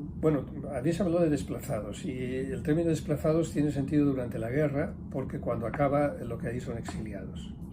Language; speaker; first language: Spanish; native; Spanish